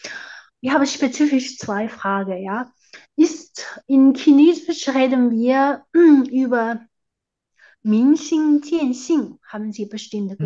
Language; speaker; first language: German; non-native, fluent; Chinese